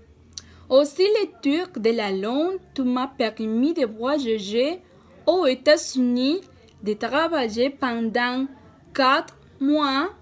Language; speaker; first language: French; non-native, learner; Spanish